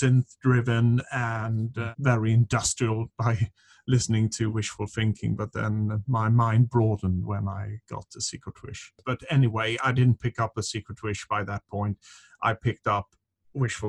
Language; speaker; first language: English; non-native, fluent; Swedish